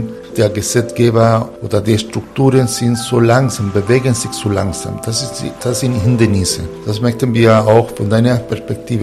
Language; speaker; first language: German; non-native, fluent; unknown